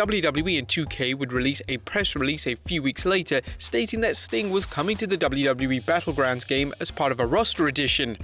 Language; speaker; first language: English; native; English